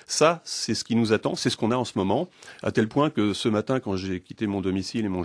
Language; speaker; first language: French; native; French